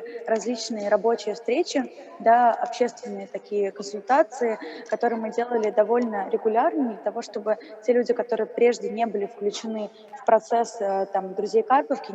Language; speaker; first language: Russian; native; Russian